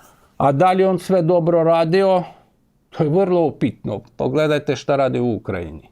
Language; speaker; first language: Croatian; non-native, fluent; Ukrainian